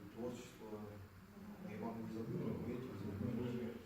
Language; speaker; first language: Russian; native; Russian